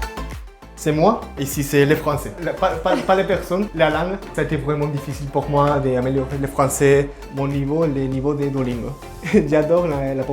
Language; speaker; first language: French; non-native, learner; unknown